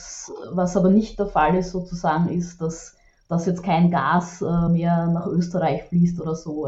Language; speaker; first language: German; native; German